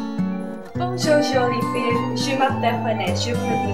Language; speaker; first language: French; non-native, learner; English